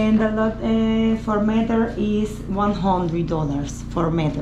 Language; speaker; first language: English; non-native, learner; Spanish